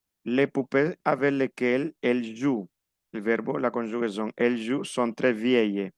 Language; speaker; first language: French; non-native, fluent; Spanish